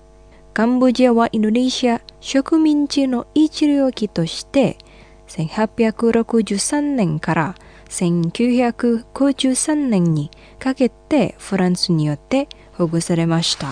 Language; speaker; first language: Japanese; non-native, fluent; Indonesian